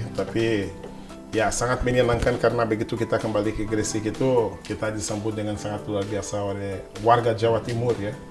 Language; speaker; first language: Indonesian; non-native, fluent; Portuguese